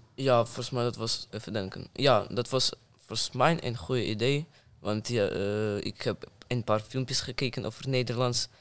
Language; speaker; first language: Dutch; non-native, fluent; Ukrainian